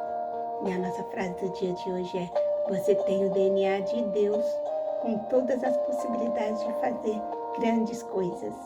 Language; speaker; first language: Portuguese; native; Portuguese